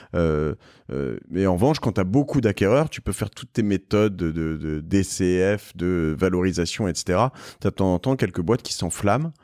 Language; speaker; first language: French; native; French